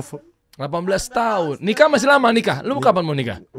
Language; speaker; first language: Indonesian; native; Indonesian